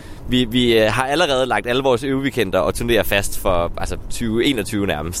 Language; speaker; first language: Danish; native; Danish